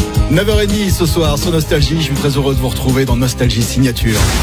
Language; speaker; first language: French; native; French